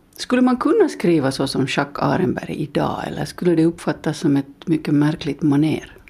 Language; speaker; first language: Swedish; native; Swedish